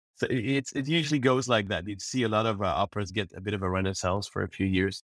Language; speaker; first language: English; native; English